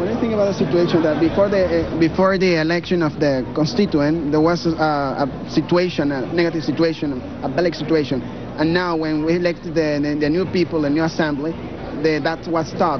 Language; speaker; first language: English; non-native, fluent; Spanish